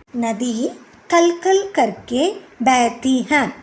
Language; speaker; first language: Hindi; non-native, local second language; Tamil